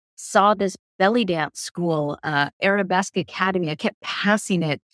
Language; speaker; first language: English; native; English